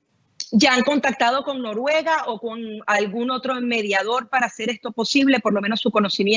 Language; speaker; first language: Spanish; native; Spanish